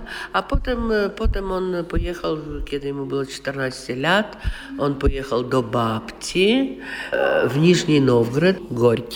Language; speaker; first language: Polish; non-native, local second language; Russian